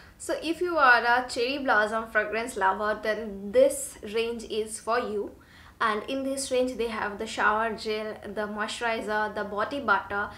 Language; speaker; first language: English; non-native, local second language; Bangla